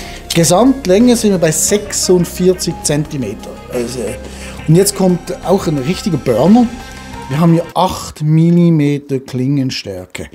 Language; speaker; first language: German; native; German